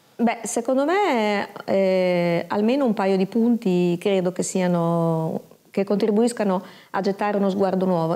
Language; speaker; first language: Italian; native; Italian